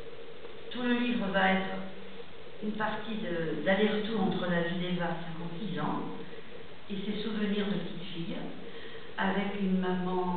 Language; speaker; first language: French; native; French